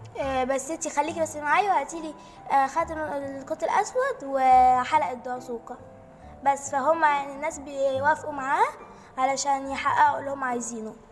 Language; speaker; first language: Arabic; native; Arabic